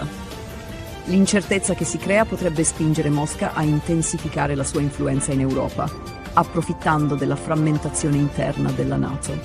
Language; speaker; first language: Italian; native; Italian